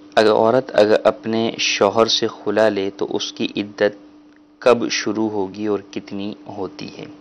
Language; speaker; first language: Urdu; native; Urdu